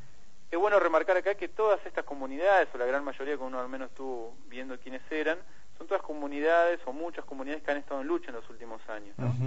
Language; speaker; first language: Spanish; native; Spanish